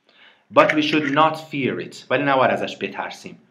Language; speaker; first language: Persian; native; Persian